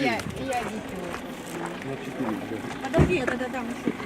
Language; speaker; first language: Russian; native; Russian